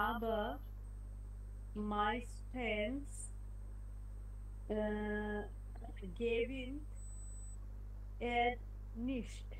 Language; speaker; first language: German; non-native, learner; Bangla